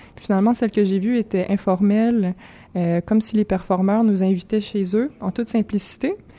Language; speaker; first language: French; native; French